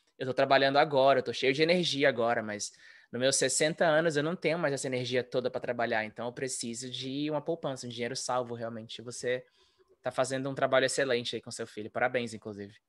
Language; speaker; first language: Portuguese; native; Portuguese